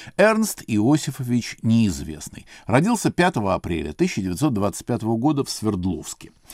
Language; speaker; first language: Russian; native; Russian